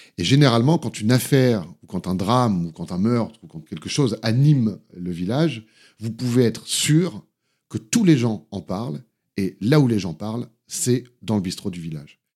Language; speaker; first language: French; native; French